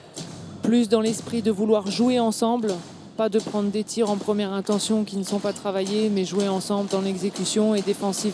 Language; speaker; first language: French; native; French